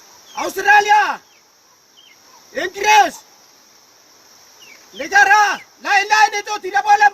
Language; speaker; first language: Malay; non-native, local second language; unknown